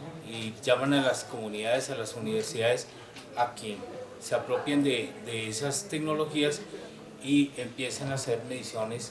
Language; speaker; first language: Spanish; native; Spanish